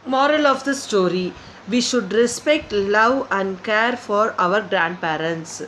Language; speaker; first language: English; non-native, local second language; Tamil